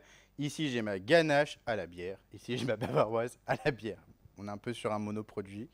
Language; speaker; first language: French; native; French